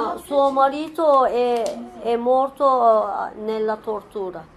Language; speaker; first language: Italian; non-native, fluent; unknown